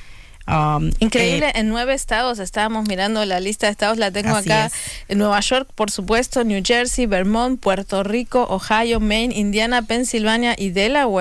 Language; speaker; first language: Spanish; native; Spanish